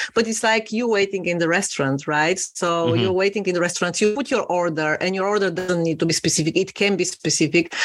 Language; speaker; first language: English; non-native, fluent; Bulgarian